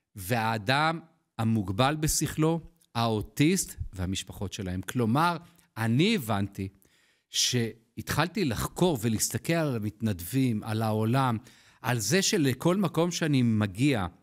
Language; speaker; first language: Hebrew; native; Hebrew